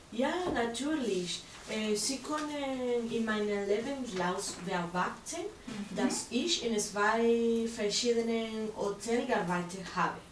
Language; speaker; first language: German; non-native, learner; Spanish